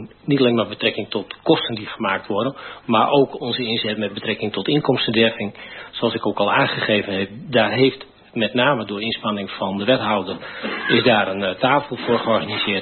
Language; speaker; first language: Dutch; native; Dutch